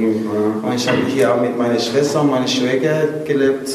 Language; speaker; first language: German; non-native, learner; Persian